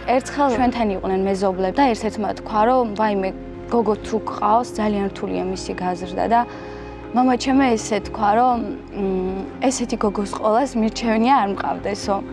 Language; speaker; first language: Georgian; non-native, local second language; Azerbaijani